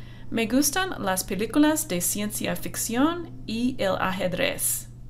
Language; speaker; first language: Spanish; non-native, fluent; English